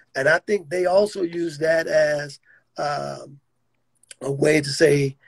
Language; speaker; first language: English; native; English